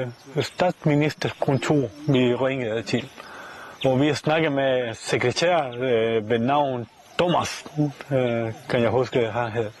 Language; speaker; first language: Danish; non-native, fluent; Spanish